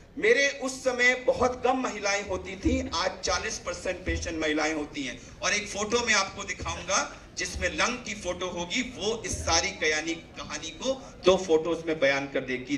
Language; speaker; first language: Hindi; native; Hindi